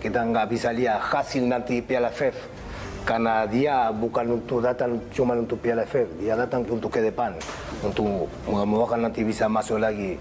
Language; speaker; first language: Indonesian; non-native, fluent; Spanish